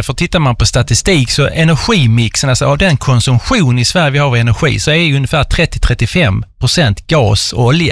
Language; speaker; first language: Swedish; native; Swedish